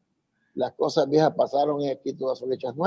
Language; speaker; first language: Spanish; native; Spanish